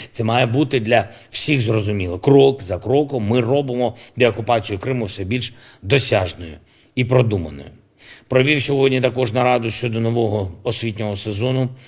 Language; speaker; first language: Ukrainian; non-native, local second language; Russian